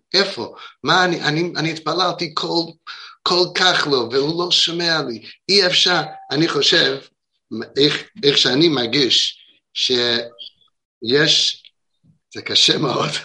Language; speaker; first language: Hebrew; non-native, fluent; English